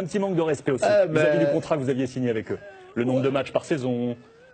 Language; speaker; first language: French; native; French